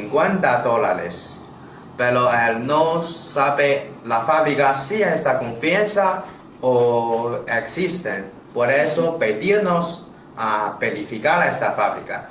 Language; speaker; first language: Spanish; non-native, learner; Chinese